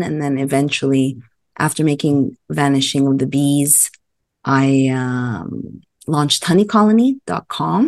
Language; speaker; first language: English; native; English